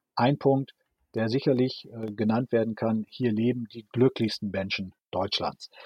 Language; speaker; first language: German; native; German